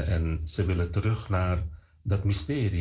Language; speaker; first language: Dutch; non-native, fluent; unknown